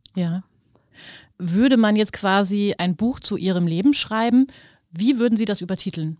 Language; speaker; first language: German; native; German